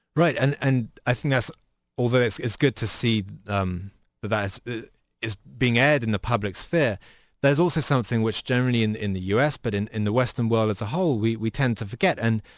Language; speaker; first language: English; native; English